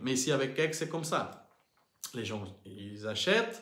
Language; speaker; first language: French; non-native, learner; Portuguese